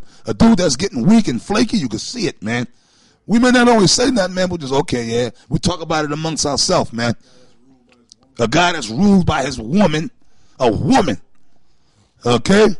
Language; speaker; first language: English; native; English